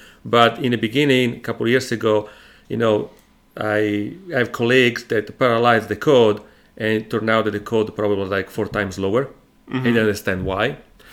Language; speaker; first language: English; non-native, fluent; Italian